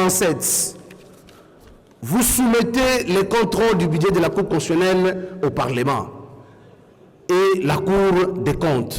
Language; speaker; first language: French; native; French